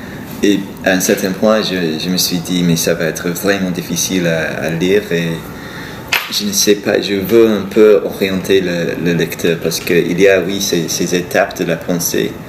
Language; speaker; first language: French; non-native, fluent; English